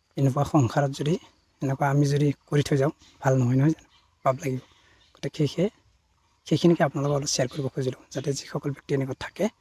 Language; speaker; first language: Assamese; non-native, local second language; Bodo